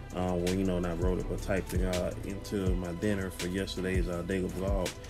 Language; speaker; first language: English; native; English